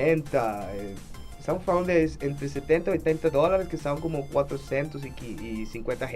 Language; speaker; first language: Portuguese; non-native, fluent; Spanish